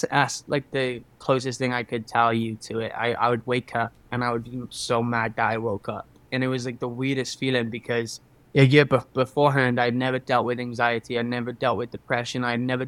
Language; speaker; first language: English; native; English